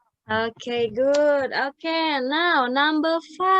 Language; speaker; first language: English; non-native, learner; Indonesian